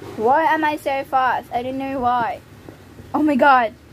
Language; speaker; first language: English; native; English